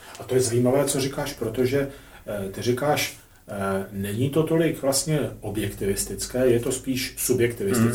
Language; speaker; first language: Czech; native; Czech